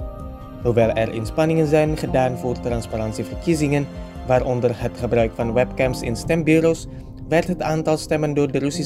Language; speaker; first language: Dutch; non-native, fluent; Indonesian